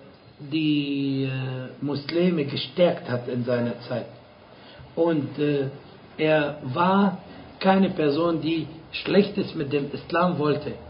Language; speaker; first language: German; non-native, fluent; Arabic